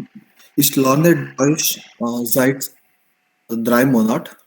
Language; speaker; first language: German; non-native, learner; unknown